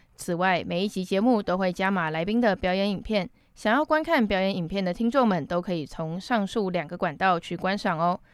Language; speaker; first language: Chinese; native; Chinese